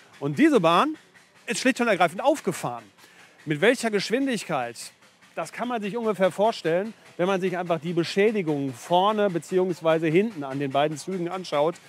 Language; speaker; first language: German; native; German